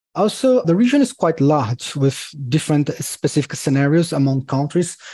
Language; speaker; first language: English; non-native, fluent; Portuguese